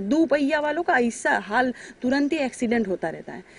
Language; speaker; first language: Hindi; native; Hindi